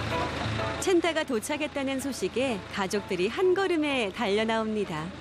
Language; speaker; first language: Korean; native; Korean